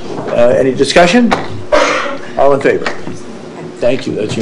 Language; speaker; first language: English; native; English